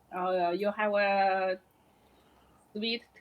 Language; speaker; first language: English; non-native, learner; Chinese